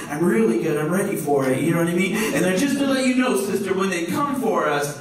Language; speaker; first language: English; native; English